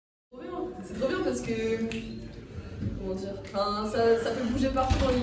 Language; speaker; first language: French; native; French